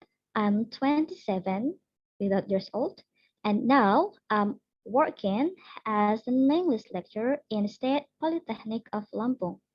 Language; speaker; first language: English; non-native, learner; Indonesian